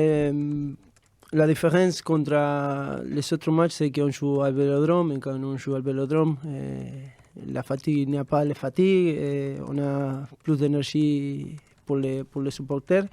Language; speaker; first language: French; non-native, fluent; Spanish